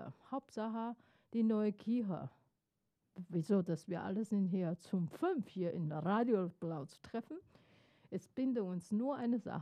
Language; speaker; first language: German; non-native, fluent; Chinese